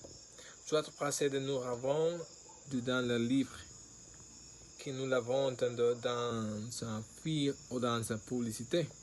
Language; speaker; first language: French; non-native, learner; Spanish